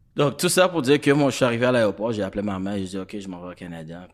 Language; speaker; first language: French; non-native, fluent; English